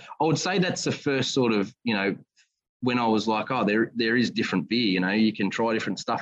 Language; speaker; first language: English; native; English